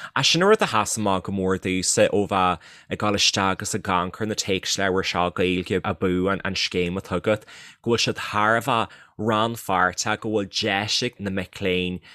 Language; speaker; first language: Irish; native; Irish